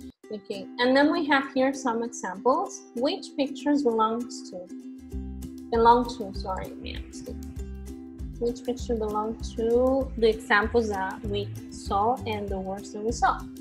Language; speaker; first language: English; non-native, fluent; Spanish